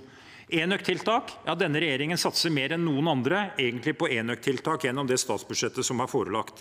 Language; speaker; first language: Norwegian; native; Norwegian